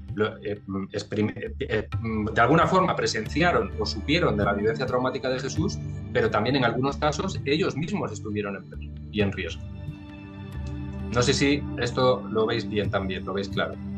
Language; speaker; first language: Spanish; native; Spanish